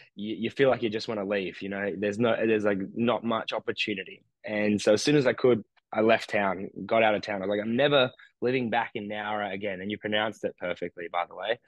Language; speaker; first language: English; native; English